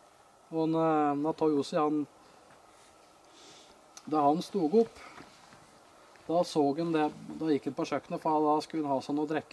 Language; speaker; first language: Norwegian; native; Norwegian